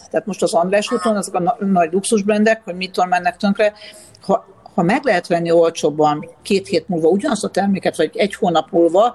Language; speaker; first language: Hungarian; native; Hungarian